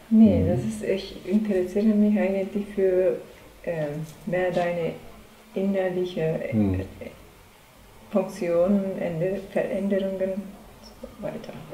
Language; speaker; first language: German; non-native, learner; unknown